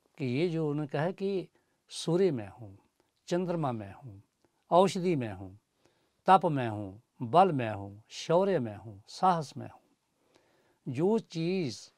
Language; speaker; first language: Hindi; native; Hindi